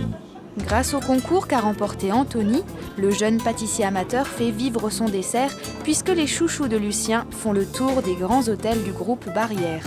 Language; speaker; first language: French; native; French